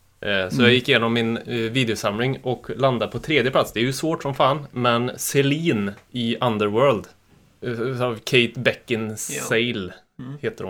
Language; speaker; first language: Swedish; native; Swedish